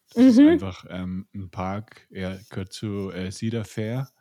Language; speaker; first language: German; native; German